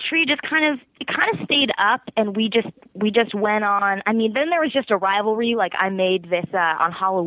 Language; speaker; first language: English; native; English